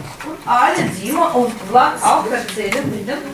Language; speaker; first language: German; non-native, fluent; Russian